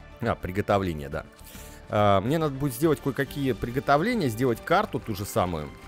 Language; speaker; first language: Russian; native; Russian